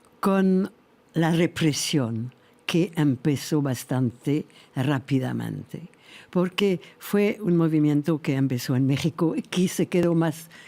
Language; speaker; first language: Spanish; non-native, fluent; French